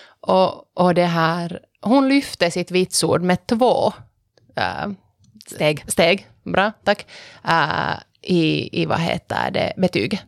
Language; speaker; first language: Swedish; non-native, local second language; Finnish